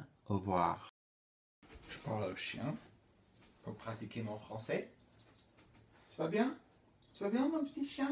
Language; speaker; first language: French; non-native, fluent; English